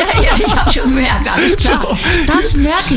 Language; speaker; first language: German; native; German